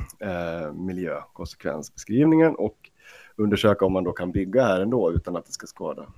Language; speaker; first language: Swedish; native; Swedish